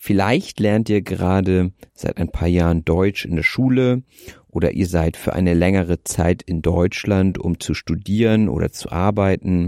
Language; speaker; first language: German; native; German